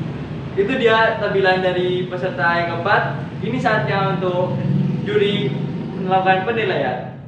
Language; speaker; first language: Indonesian; native; Indonesian